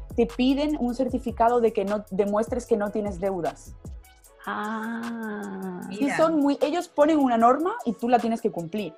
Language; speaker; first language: Spanish; native; Spanish